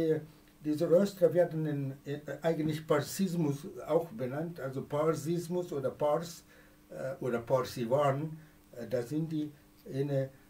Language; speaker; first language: German; non-native, fluent; Persian